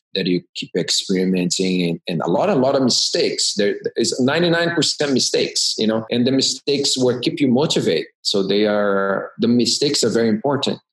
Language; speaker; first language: English; non-native, fluent; Portuguese